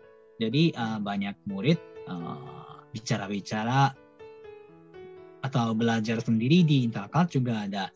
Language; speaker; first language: Indonesian; non-native, fluent; Japanese